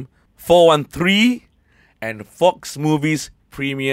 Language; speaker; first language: English; native; English